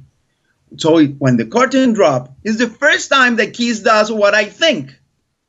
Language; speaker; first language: English; non-native, learner; Spanish